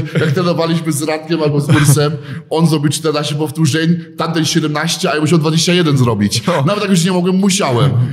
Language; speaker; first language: Polish; early bilingual, heritage; Polish